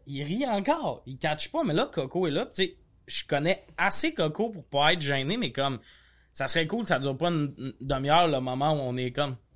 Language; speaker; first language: French; native; French